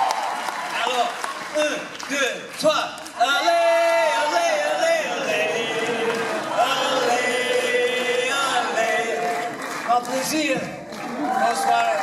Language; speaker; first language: French; non-native, learner; English